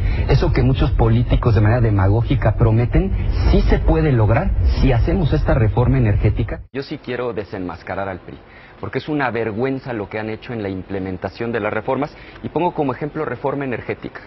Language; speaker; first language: Spanish; native; Spanish